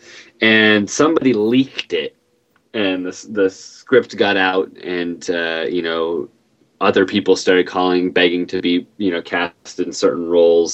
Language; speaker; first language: English; native; English